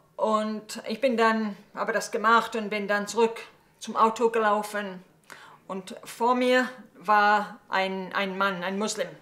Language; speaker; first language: German; early bilingual, heritage; English